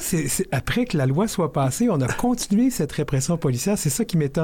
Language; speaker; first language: French; native; French